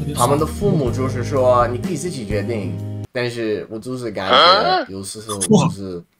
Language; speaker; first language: Chinese; non-native, fluent; English